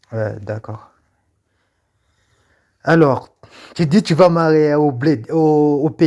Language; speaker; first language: French; non-native, local second language; Comorian